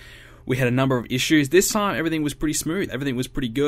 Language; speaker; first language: English; native; English